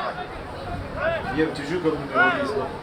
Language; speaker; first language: French; non-native, fluent; English